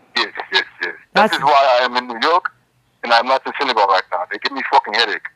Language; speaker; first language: English; non-native, fluent; French